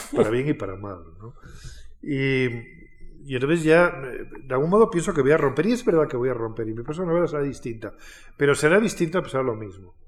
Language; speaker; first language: Spanish; native; Spanish